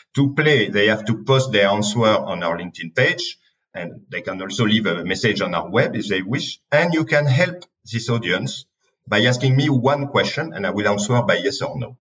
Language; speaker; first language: English; non-native, fluent; French